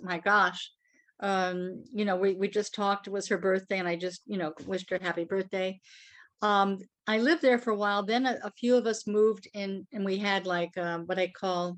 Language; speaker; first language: English; native; English